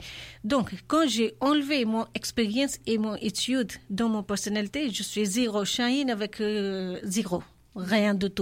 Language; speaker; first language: French; non-native, learner; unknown